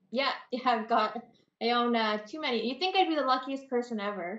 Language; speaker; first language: English; native; English